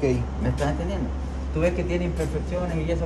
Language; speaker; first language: Spanish; native; Spanish